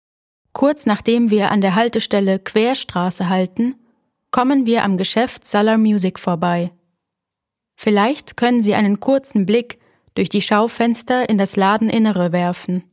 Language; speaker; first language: German; native; German